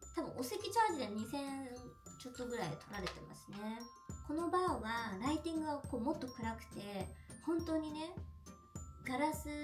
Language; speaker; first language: Japanese; native; Japanese